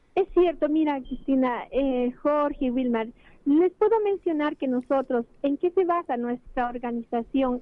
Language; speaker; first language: Spanish; native; Spanish